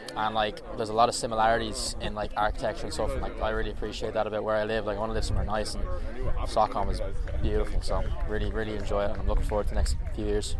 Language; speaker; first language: English; native; English